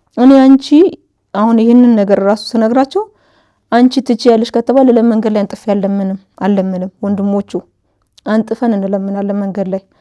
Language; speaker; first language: Amharic; native; Amharic